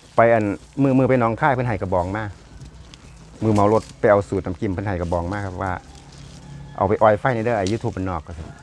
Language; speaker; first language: Thai; non-native, local second language; Lao